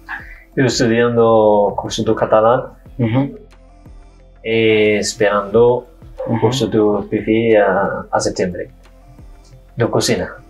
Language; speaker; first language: Spanish; non-native, learner; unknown